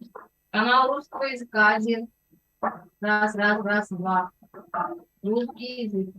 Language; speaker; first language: Russian; non-native, local second language; Uzbek